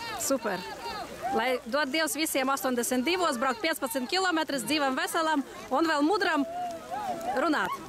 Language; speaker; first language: Latvian; native; Latvian